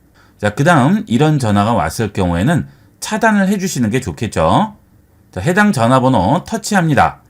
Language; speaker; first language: Korean; native; Korean